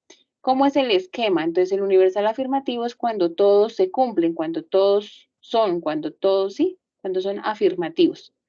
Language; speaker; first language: Spanish; native; Spanish